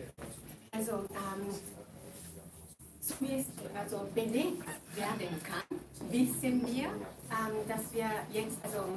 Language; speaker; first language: German; non-native, fluent; Japanese